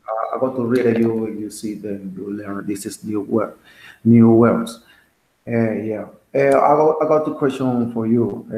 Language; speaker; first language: English; non-native, learner; Spanish